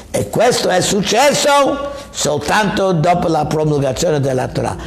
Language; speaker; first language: Italian; non-native, fluent; English